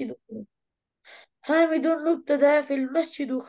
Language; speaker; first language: Arabic; non-native, learner; Urdu